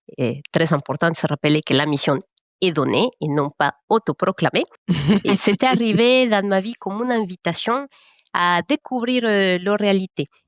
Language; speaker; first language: French; non-native, fluent; Spanish